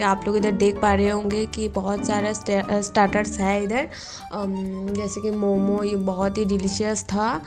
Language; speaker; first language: Hindi; non-native, local second language; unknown